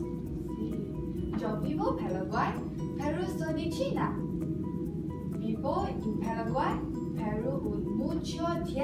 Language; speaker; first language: Spanish; non-native, learner; Chinese